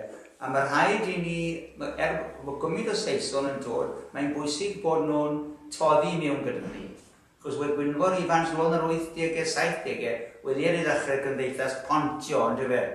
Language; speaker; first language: Welsh; native; Welsh